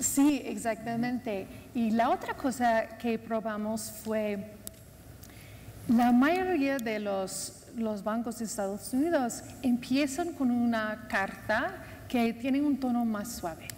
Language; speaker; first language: Spanish; non-native, fluent; English